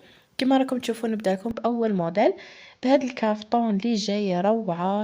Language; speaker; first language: Arabic; native; Arabic